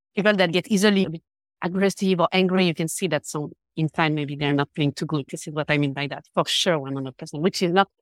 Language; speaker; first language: English; non-native, fluent; French